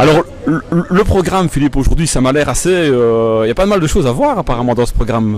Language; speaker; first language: French; native; French